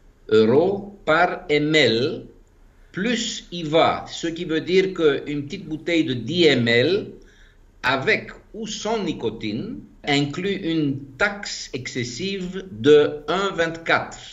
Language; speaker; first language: French; non-native, fluent; Greek